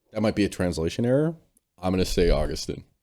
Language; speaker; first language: English; native; English